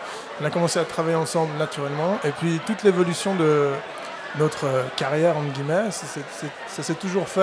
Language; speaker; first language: French; native; French